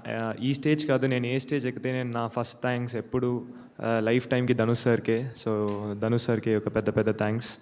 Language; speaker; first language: Telugu; non-native, learner; Tamil